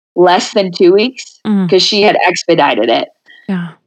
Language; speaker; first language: English; native; English